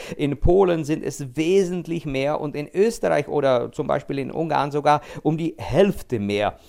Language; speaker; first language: German; non-native, fluent; Czech